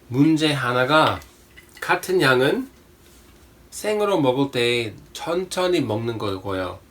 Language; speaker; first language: Korean; non-native, fluent; English